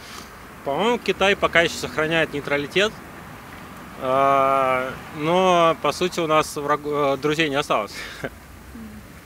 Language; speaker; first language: Russian; native; Russian